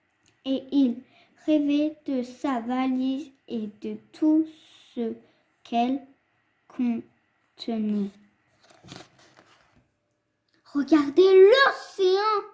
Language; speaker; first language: French; non-native, fluent; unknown